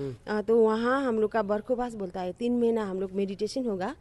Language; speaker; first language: Hindi; non-native, learner; Nepali